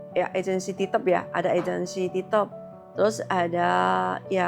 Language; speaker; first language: Indonesian; non-native, learner; Chinese